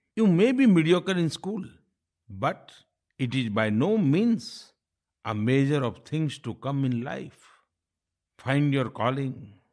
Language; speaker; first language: English; non-native, local second language; Hindi